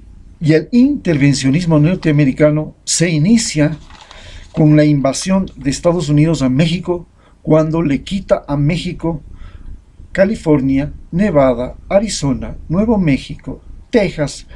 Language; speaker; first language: Spanish; native; Spanish